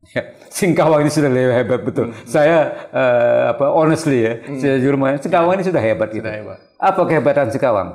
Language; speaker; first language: Indonesian; non-native, local second language; Malay